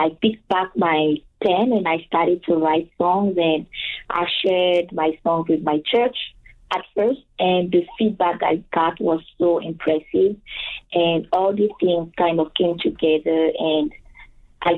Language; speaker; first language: English; non-native, fluent; French